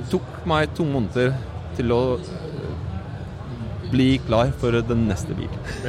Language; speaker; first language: Norwegian; non-native, fluent; Polish